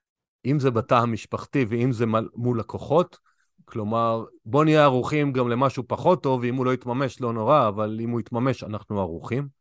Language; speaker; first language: Hebrew; native; Hebrew